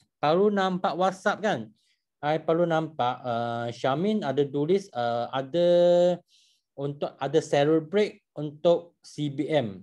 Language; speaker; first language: Malay; non-native, local second language; Chinese